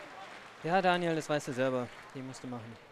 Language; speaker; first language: German; native; German